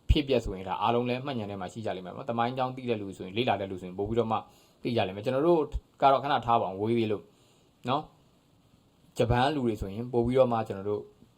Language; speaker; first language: Burmese; native; Burmese